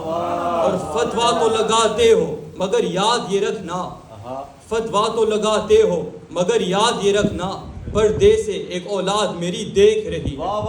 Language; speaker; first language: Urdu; early bilingual, heritage; Urdu